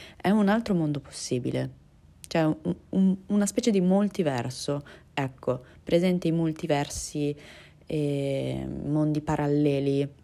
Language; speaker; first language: Italian; early bilingual, other home language; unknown